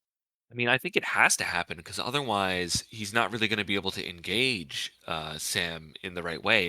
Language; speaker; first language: English; native; English